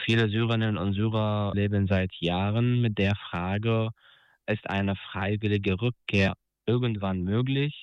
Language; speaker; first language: German; non-native, fluent; Arabic